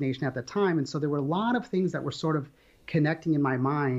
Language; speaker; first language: English; native; English